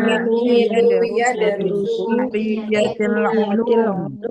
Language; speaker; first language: Arabic; non-native, learner; Indonesian